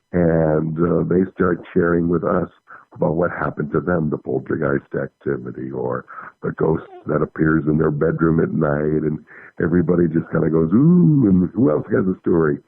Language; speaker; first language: English; native; English